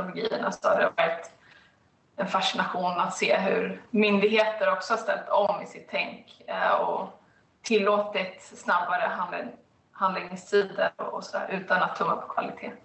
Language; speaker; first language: Swedish; native; Swedish